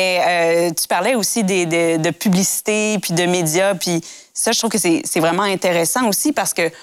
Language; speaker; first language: French; native; French